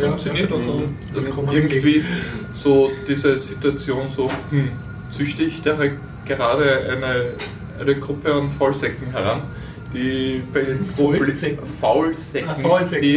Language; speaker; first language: German; native; German